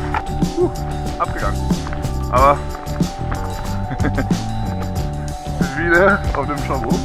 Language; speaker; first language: German; non-native, fluent; French